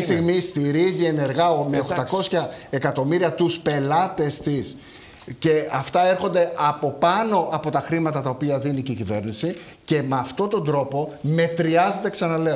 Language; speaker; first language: Greek; native; Greek